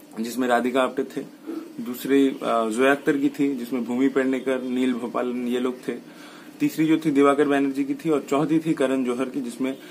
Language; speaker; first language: Hindi; non-native, local second language; Bangla